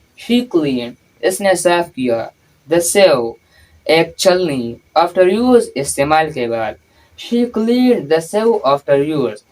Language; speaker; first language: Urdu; non-native, local second language; Pashto